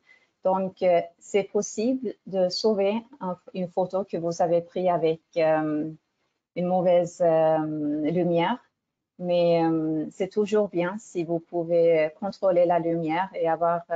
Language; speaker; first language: French; non-native, fluent; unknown